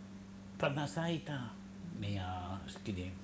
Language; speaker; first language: Hebrew; non-native, fluent; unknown